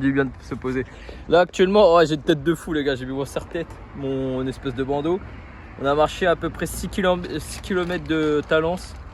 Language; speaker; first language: French; native; French